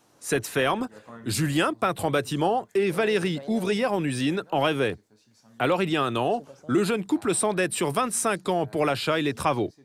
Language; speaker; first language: French; native; French